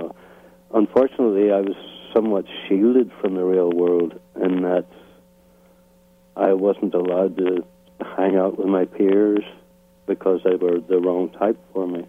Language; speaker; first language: English; native; English